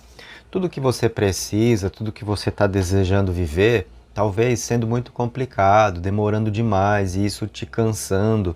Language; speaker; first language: Portuguese; native; Portuguese